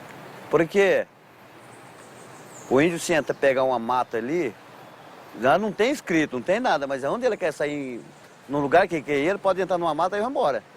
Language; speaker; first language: Portuguese; non-native, local second language; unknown